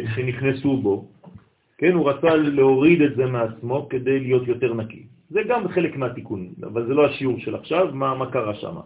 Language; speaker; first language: Hebrew; non-native, fluent; French